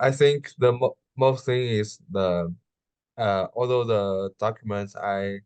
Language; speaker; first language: English; non-native, learner; Chinese